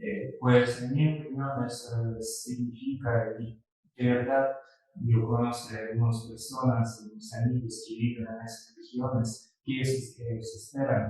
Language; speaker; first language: Spanish; non-native, fluent; Russian